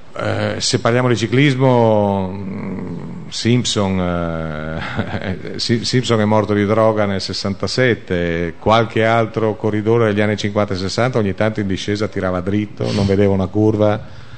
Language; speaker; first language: Italian; native; Italian